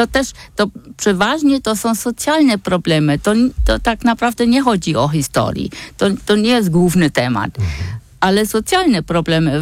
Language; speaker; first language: Polish; non-native, fluent; German